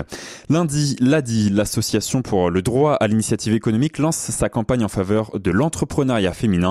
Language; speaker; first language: French; native; French